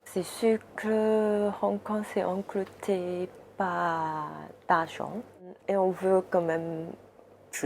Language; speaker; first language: French; non-native, learner; Cantonese